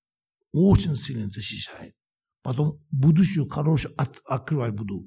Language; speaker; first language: Russian; non-native, learner; Tibetan